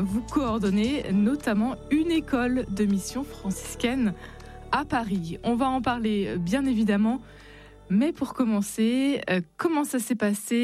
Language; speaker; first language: French; native; French